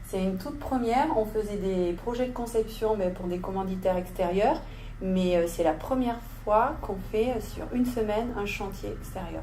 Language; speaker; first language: French; native; French